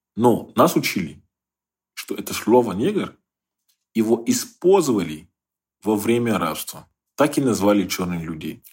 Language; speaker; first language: Russian; non-native, fluent; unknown